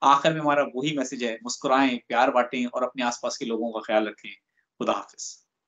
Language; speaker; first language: Urdu; native; Urdu